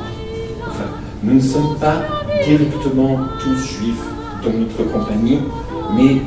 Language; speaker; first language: French; native; French